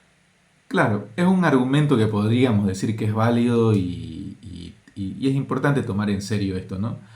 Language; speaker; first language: Spanish; native; Spanish